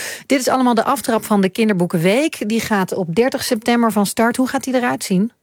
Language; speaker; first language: Dutch; native; Dutch